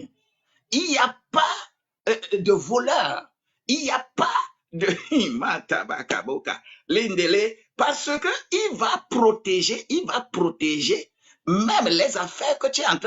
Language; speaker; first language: French; non-native, local second language; Ewe